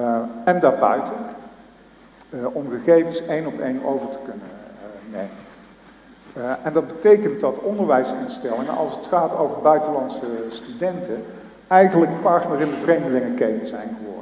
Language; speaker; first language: Dutch; native; Dutch